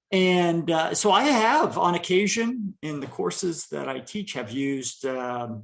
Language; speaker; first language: English; native; English